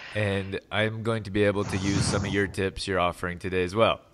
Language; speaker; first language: English; native; English